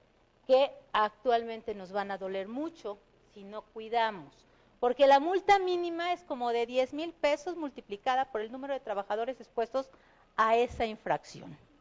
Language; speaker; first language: Spanish; native; Spanish